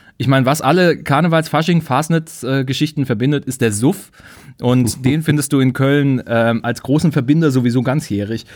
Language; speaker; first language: German; native; German